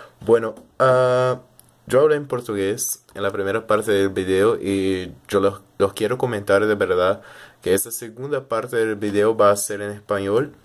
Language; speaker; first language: Spanish; early bilingual, heritage; Portuguese